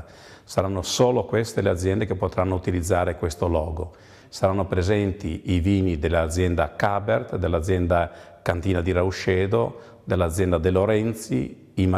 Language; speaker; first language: Italian; native; Italian